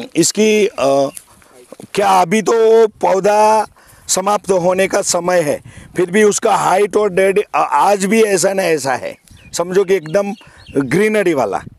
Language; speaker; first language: Hindi; non-native, local second language; Gujarati